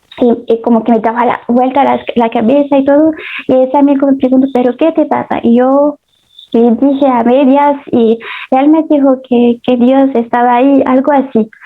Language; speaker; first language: Spanish; early bilingual, heritage; Spanish